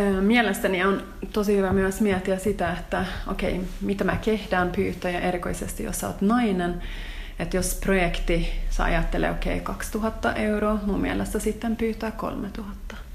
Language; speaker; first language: Finnish; non-native, fluent; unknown